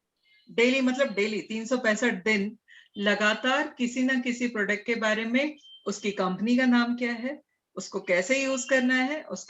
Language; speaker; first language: Hindi; native; Hindi